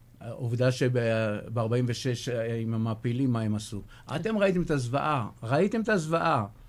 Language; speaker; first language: Hebrew; early bilingual, other home language; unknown